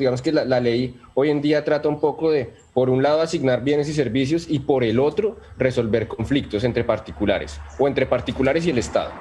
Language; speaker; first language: Spanish; native; Spanish